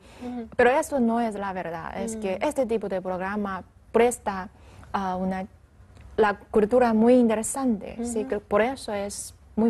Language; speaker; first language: Spanish; non-native, learner; Chinese